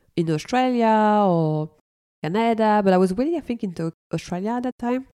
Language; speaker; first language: English; non-native, fluent; French